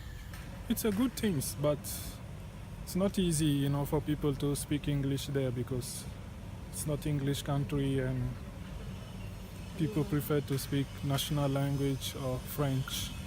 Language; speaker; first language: English; non-native, fluent; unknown